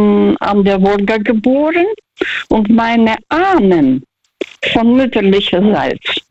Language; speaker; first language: German; non-native, fluent; Russian